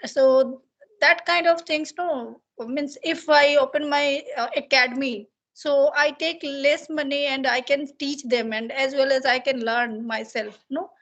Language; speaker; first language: English; non-native, learner; Hindi